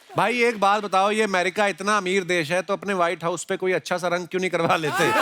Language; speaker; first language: Hindi; non-native, local second language; Punjabi